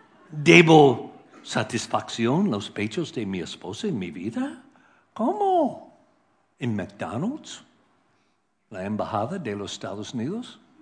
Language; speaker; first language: Spanish; non-native, learner; English